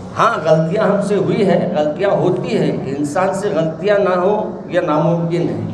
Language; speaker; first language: Urdu; native; Urdu